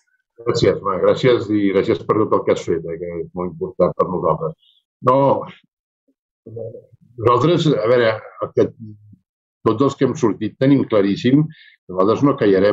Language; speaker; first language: Catalan; native; Catalan